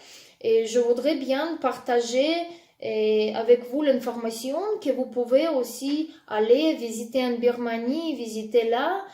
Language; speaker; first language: French; non-native, fluent; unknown